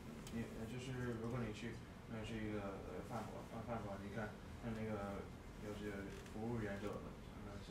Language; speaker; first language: Chinese; non-native, learner; English